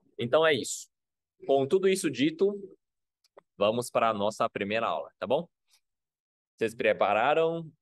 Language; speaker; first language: Portuguese; non-native, fluent; Chinese